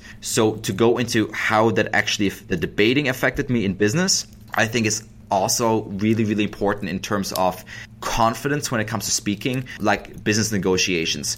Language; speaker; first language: English; non-native, fluent; German